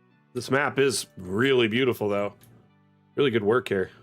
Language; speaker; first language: English; native; English